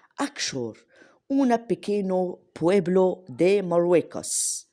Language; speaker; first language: Spanish; non-native, learner; Arabic